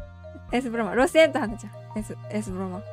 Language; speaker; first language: Spanish; non-native, learner; Japanese